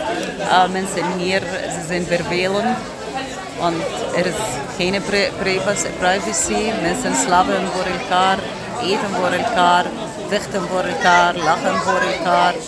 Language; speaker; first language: Dutch; non-native, learner; Arabic